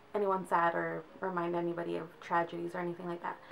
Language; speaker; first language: English; native; English